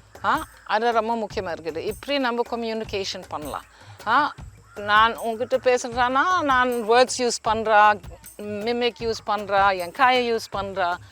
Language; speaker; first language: Tamil; non-native, learner; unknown